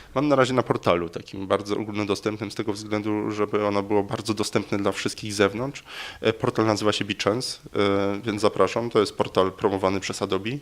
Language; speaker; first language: Polish; native; Polish